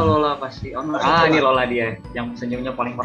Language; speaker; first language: Indonesian; native; Indonesian